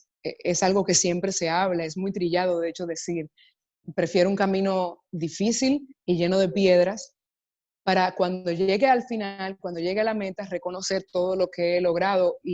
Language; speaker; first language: Spanish; native; Spanish